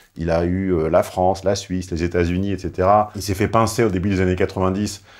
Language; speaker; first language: French; native; French